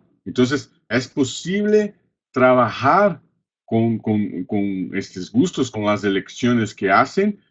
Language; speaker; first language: Spanish; non-native, fluent; Portuguese